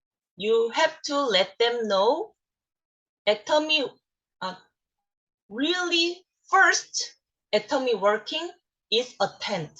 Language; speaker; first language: English; non-native, learner; Korean